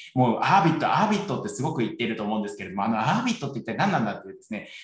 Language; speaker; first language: Japanese; native; Japanese